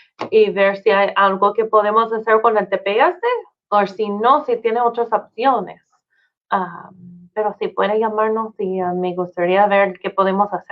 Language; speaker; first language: Spanish; non-native, fluent; English